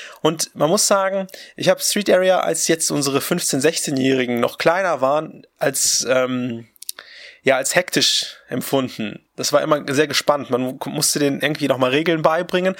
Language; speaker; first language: German; early bilingual, other home language; Russian